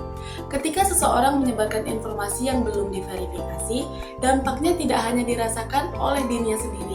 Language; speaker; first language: Indonesian; native; Indonesian